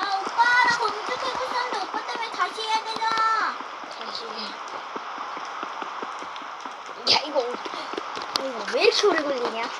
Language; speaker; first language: Korean; native; Korean